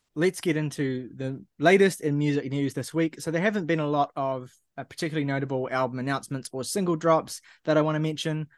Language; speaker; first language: English; native; English